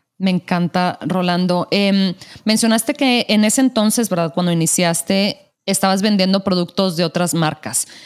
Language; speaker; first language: Spanish; native; Spanish